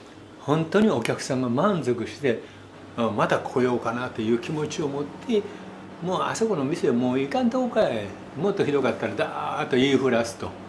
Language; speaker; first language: Japanese; native; Japanese